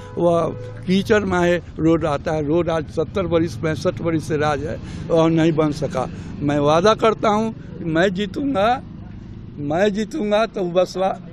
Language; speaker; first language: Hindi; native; Hindi